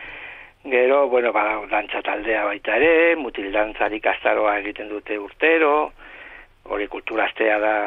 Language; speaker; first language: Basque; non-native, local second language; Spanish